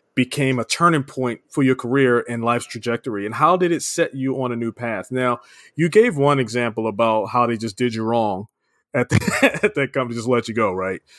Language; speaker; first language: English; native; English